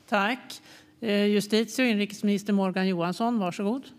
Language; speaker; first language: Swedish; native; Swedish